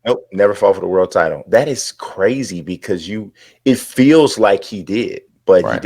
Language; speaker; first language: English; native; English